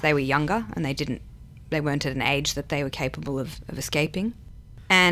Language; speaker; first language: English; non-native, local second language; Hebrew